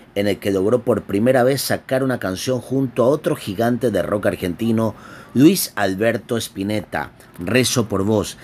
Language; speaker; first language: Spanish; native; Spanish